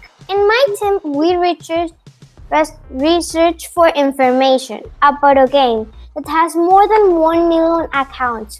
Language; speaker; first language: English; non-native, learner; Spanish